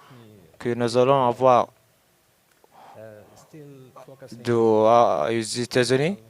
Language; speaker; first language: French; non-native, learner; Arabic